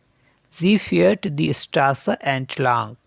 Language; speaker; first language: German; non-native, fluent; Hindi